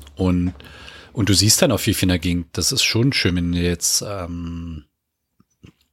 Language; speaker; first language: German; native; German